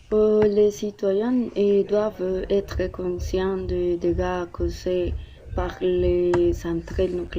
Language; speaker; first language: French; non-native, learner; Spanish